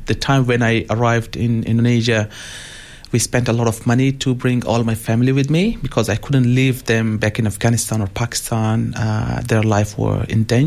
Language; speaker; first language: English; non-native, local second language; Hazaragi